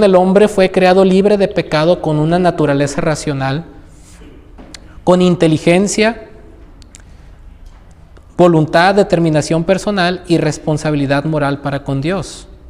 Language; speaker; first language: Spanish; native; Spanish